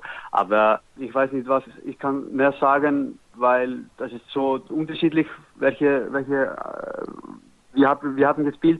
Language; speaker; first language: German; non-native, learner; Icelandic